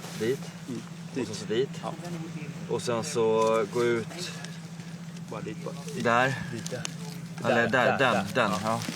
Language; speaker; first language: Swedish; native; Swedish